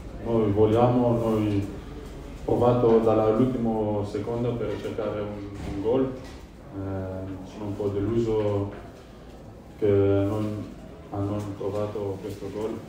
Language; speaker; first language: Italian; non-native, learner; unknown